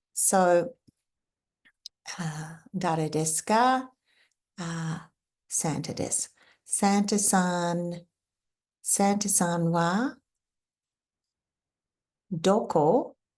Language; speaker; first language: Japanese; non-native, fluent; English